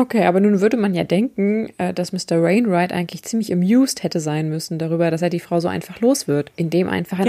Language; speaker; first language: German; native; German